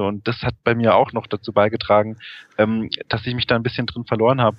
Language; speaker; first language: German; native; German